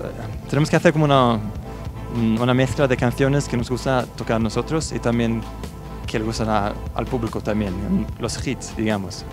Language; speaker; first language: Spanish; non-native, fluent; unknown